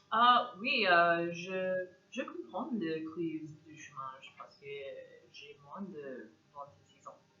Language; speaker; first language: French; non-native, learner; English